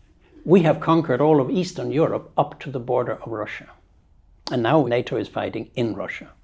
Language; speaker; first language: English; non-native, fluent; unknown